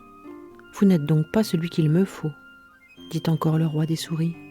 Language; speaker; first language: French; native; French